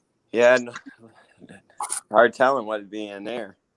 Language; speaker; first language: English; native; English